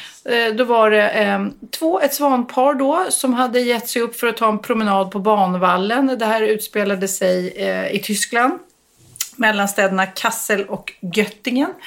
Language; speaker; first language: Swedish; native; Swedish